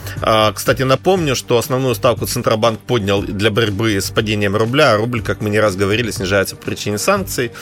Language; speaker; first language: Russian; native; Russian